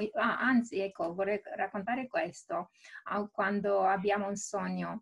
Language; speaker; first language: Italian; non-native, fluent; Romanian